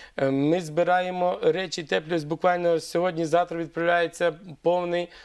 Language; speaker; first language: Ukrainian; native; Ukrainian